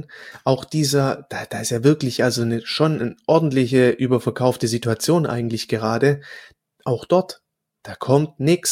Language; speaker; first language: German; native; German